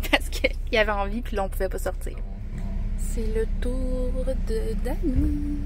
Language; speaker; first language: French; native; French